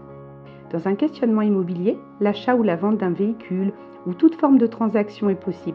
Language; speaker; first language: French; native; French